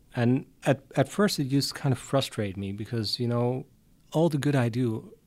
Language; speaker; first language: English; non-native, fluent; Dutch